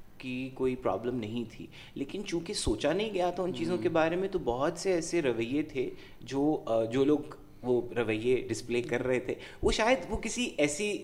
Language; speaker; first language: Urdu; non-native, local second language; Punjabi